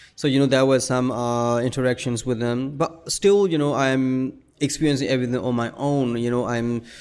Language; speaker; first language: English; non-native, fluent; Burmese